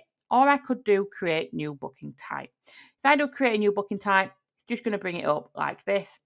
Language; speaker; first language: English; native; English